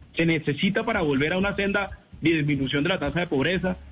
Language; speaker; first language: Spanish; native; Spanish